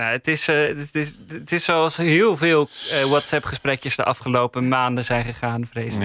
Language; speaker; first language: Dutch; native; Dutch